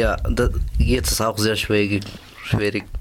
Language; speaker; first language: German; non-native, learner; Persian